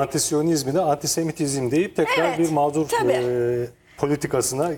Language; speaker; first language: Turkish; native; Turkish